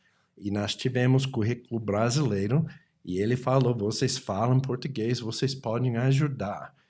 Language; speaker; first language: Portuguese; non-native, fluent; English